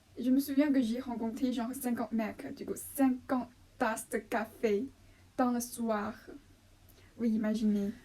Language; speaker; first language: French; non-native, fluent; Chinese